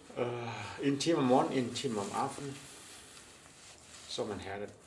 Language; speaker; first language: Danish; non-native, learner; Chinese